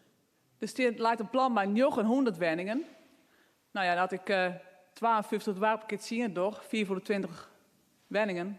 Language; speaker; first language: Dutch; non-native, local second language; Western Frisian